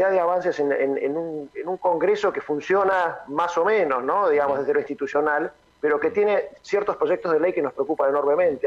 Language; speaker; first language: Spanish; native; Spanish